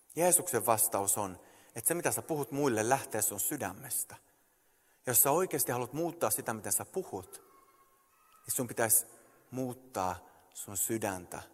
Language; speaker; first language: Finnish; early bilingual, heritage; Finnish